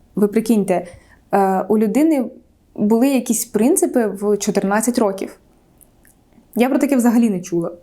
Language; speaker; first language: Ukrainian; non-native, local second language; Russian